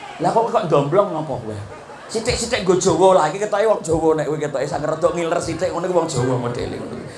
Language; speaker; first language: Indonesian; native; Indonesian